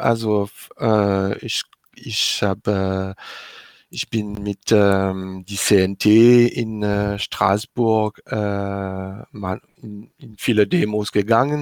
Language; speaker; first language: German; non-native, learner; French